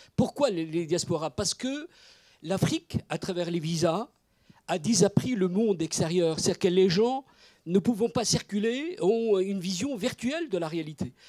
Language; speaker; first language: French; non-native, local second language; Arabic